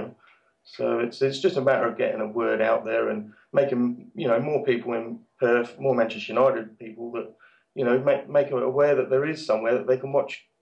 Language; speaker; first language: English; native; English